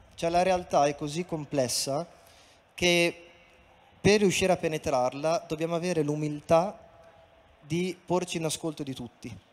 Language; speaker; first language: Italian; native; Italian